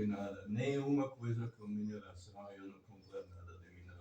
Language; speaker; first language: Portuguese; non-native, learner; German